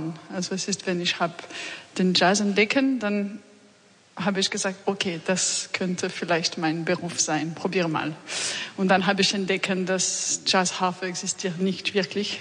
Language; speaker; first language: German; non-native, learner; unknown